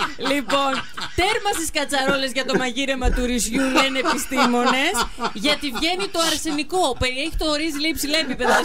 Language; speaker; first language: Greek; native; Greek